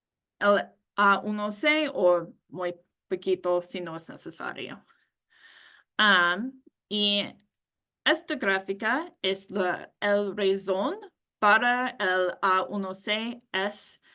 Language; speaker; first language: Spanish; non-native, learner; English